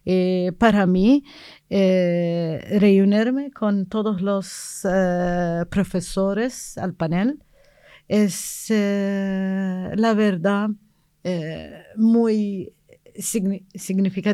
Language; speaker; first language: Spanish; non-native, learner; Arabic